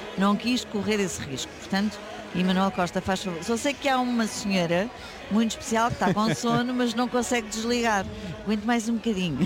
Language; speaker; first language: Portuguese; early bilingual, heritage; Portuguese